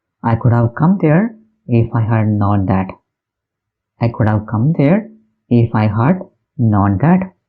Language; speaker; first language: English; non-native, local second language; Malayalam